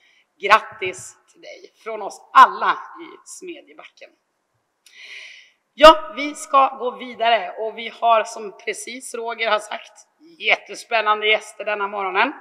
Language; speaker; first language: Swedish; native; Swedish